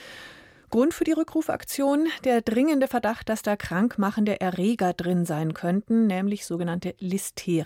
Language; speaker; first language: German; native; German